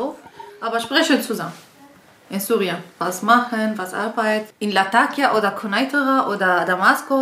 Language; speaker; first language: German; non-native, learner; Arabic